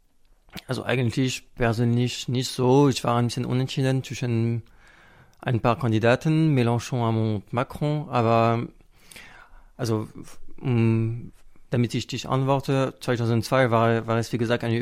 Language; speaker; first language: German; non-native, fluent; French